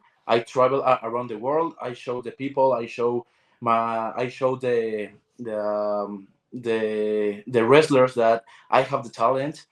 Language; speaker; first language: English; non-native, learner; Spanish